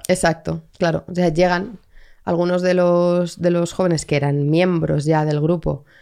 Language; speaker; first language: Spanish; native; Spanish